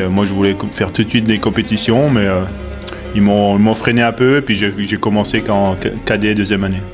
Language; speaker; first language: French; native; French